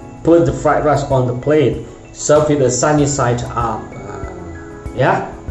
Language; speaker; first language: English; non-native, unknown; Indonesian